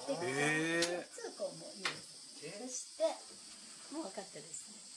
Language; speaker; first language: Japanese; native; Japanese